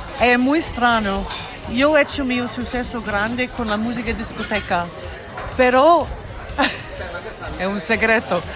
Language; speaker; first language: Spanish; non-native, learner; English